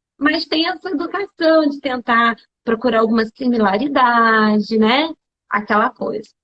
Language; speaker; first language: Portuguese; native; Portuguese